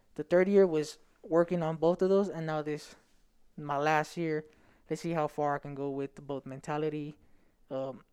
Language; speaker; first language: English; native; English